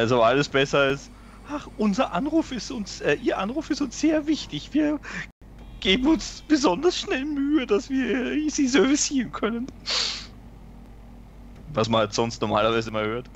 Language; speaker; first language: German; native; German